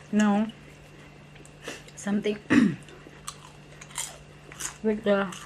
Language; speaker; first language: English; non-native, learner; Indonesian